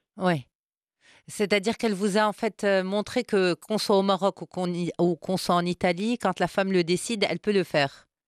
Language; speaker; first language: French; non-native, local second language; Arabic